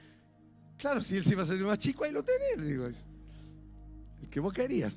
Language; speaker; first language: Spanish; native; Spanish